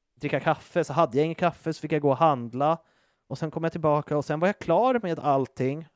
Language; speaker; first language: Swedish; native; Swedish